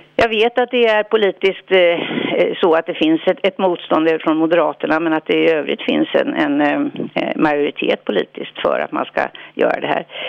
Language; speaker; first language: Swedish; native; Swedish